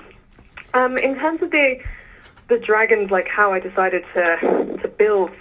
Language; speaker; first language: English; native; English